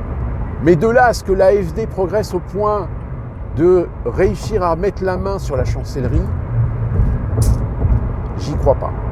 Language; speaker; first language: French; native; French